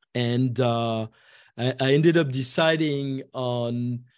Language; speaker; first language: English; non-native, fluent; French